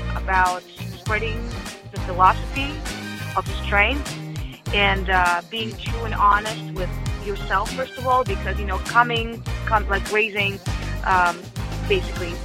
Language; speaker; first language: English; non-native, fluent; Russian